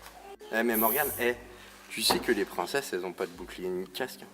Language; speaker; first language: French; native; French